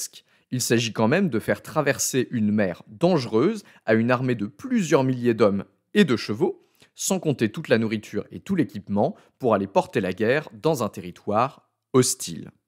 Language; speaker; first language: French; native; French